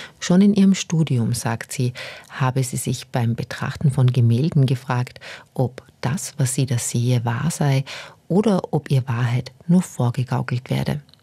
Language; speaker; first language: German; native; German